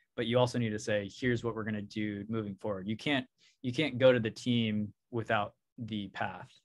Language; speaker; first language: English; native; English